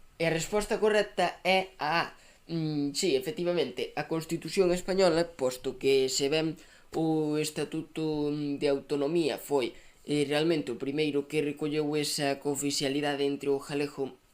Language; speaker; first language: Galician; non-native, local second language; Spanish